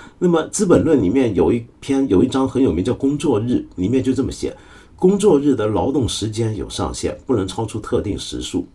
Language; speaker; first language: Chinese; early bilingual, other home language; Cantonese